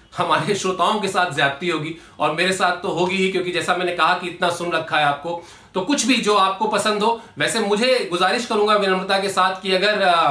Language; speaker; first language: Hindi; native; Hindi